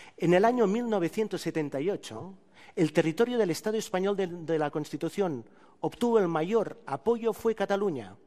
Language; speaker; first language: Spanish; non-native, local second language; Catalan